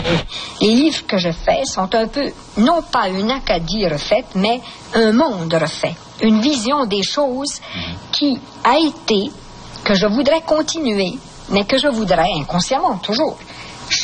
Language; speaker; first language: French; native; French